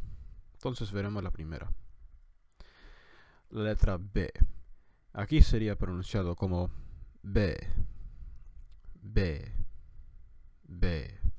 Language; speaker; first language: Spanish; non-native, fluent; English